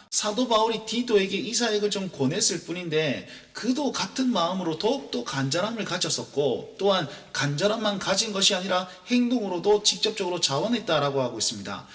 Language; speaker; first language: Korean; native; Korean